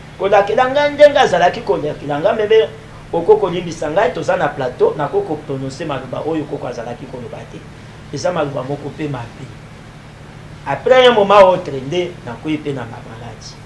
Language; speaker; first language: Lingala; non-native, local second language; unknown